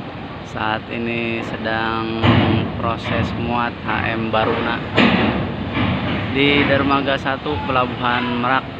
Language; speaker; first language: Indonesian; native; Indonesian